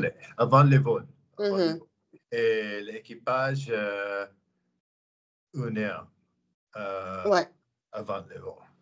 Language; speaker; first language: French; non-native, learner; English